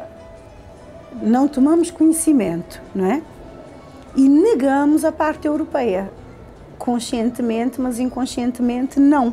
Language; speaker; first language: Portuguese; non-native, local second language; Kabuverdianu